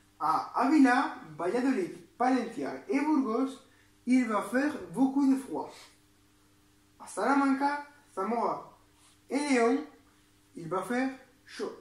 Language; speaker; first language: French; non-native, learner; Spanish